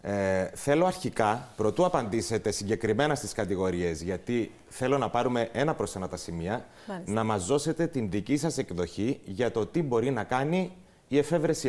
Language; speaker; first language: Greek; native; Greek